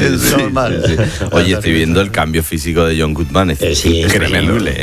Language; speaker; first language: Spanish; native; Spanish